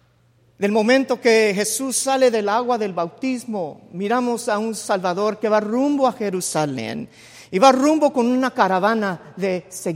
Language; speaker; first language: Spanish; early bilingual, heritage; Spanish